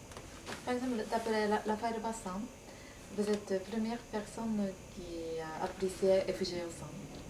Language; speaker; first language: French; non-native, fluent; Japanese